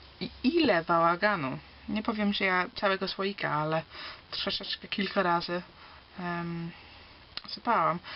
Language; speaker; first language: Polish; early bilingual, heritage; Polish